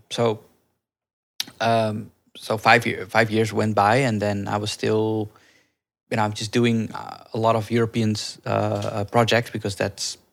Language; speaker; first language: English; early bilingual, other home language; Dutch